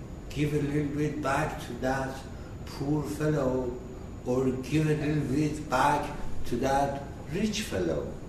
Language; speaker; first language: English; non-native, fluent; Persian